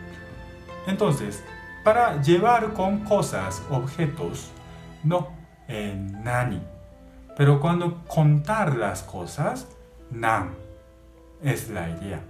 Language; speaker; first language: Spanish; non-native, learner; Japanese